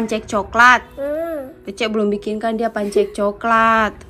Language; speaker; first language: Indonesian; native; Indonesian